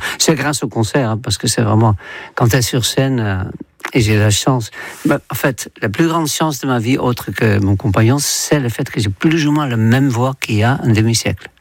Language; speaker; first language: French; non-native, fluent; Dutch